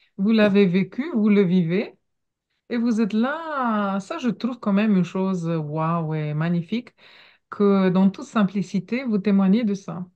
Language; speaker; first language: French; non-native, fluent; Romanian